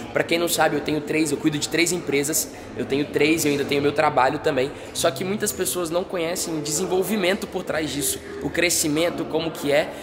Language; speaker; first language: Portuguese; native; Portuguese